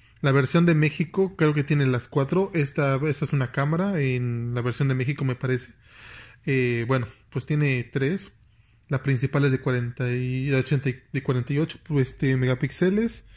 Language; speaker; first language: Spanish; native; Spanish